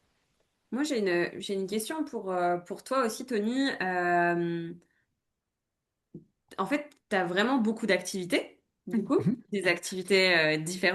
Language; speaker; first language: French; native; French